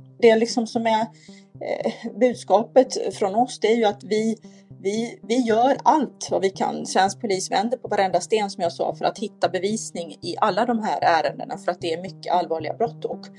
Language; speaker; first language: Swedish; native; Swedish